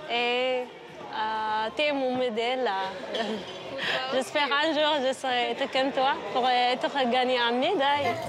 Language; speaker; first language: French; non-native, learner; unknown